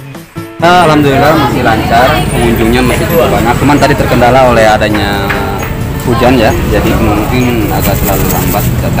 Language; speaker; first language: Indonesian; non-native, local second language; Sundanese